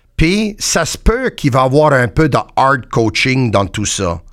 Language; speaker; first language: French; native; French